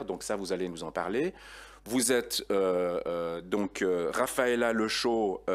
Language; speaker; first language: French; native; French